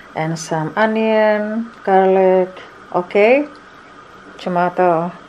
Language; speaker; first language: English; non-native, learner; Indonesian